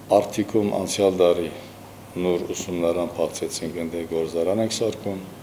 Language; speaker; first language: Armenian; early bilingual, heritage; Armenian